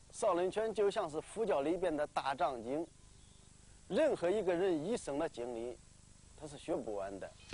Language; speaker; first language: Chinese; native; Chinese